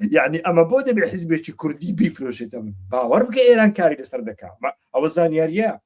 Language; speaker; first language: Central Kurdish; native; Central Kurdish